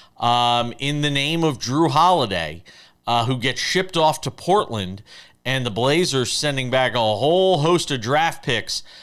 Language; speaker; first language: English; native; English